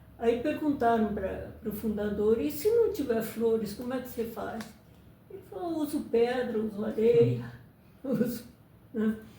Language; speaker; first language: Portuguese; early bilingual, other home language; Japanese